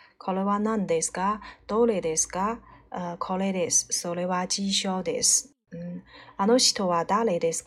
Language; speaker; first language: Japanese; non-native, learner; Chinese